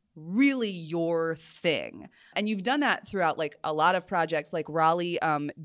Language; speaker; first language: English; native; English